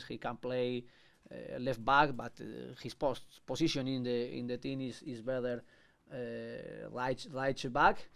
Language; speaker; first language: English; non-native, learner; Spanish